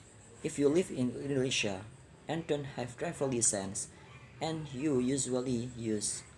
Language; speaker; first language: English; non-native, learner; Indonesian